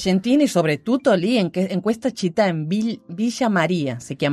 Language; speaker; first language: Italian; non-native, learner; Spanish